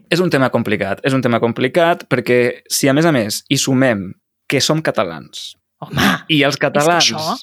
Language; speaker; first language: Catalan; native; Catalan